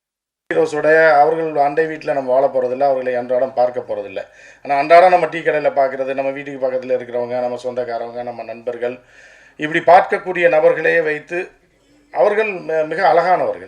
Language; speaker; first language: Tamil; native; Tamil